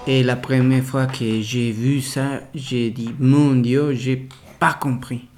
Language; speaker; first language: French; non-native, learner; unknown